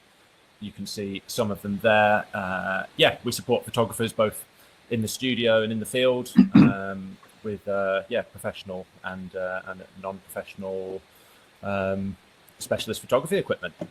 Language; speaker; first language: English; native; English